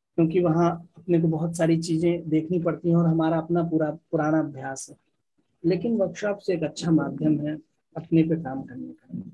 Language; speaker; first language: Hindi; native; Hindi